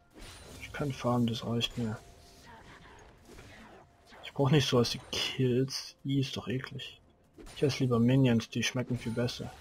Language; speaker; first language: German; native; German